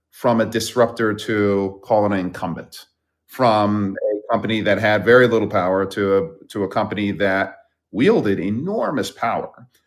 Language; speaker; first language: English; early bilingual, other home language; Persian